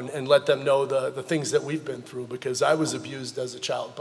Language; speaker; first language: English; native; English